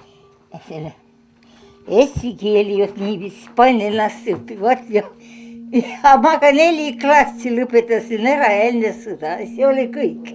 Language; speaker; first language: Estonian; early bilingual, heritage; Estonian